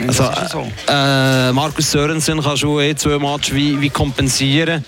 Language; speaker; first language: German; native; German